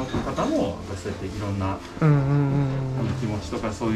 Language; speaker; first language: Japanese; native; Japanese